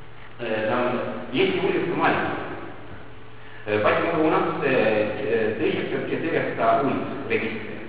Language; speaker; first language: Russian; non-native, local second language; Estonian